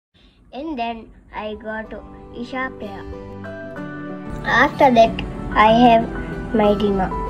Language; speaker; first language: English; non-native, learner; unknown